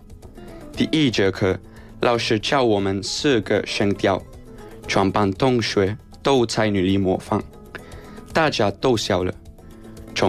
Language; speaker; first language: Chinese; non-native, learner; Spanish